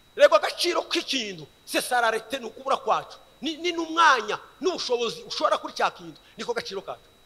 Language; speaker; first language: Kinyarwanda; early bilingual, heritage; Kinyarwanda